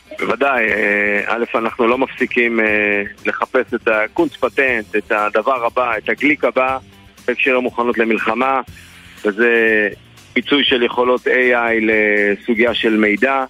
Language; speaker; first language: Hebrew; native; Hebrew